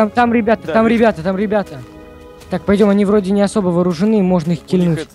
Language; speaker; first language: Russian; native; Russian